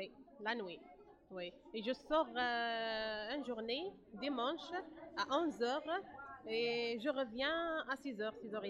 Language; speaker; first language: French; non-native, learner; Arabic